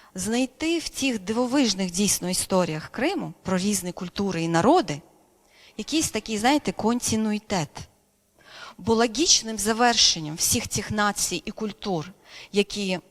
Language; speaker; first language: Ukrainian; non-native, local second language; Crimean Tatar